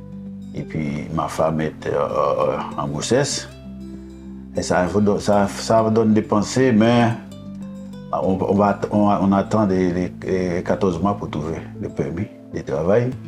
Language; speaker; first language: French; non-native, learner; Haitian Creole